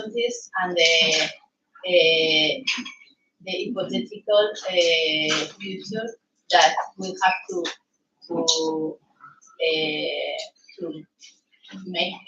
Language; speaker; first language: English; non-native, learner; Spanish